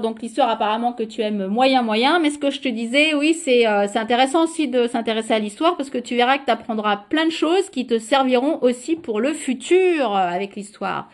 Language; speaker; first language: French; native; French